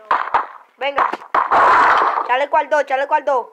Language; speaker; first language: Spanish; native; Spanish